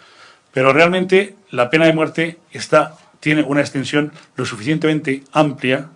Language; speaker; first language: Spanish; native; Spanish